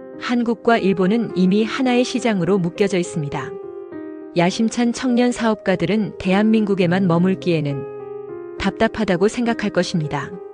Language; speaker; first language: Korean; non-native, fluent; Japanese